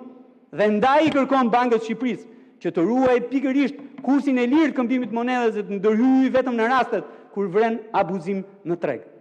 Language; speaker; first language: Albanian; native; Albanian